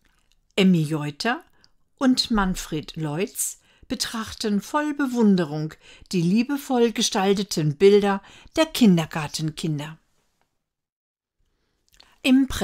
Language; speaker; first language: German; native; German